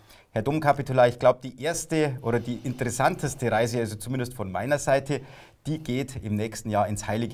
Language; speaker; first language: German; native; German